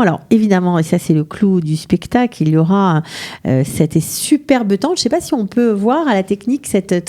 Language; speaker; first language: French; native; French